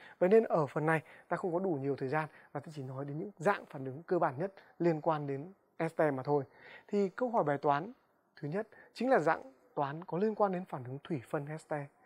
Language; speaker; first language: Vietnamese; native; Vietnamese